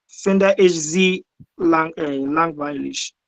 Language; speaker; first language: German; non-native, learner; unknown